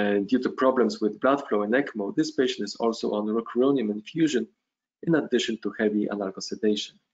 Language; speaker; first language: English; non-native, fluent; Polish